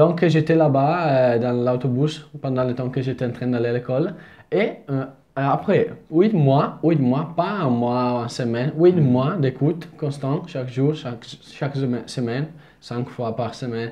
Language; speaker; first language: French; non-native, fluent; Italian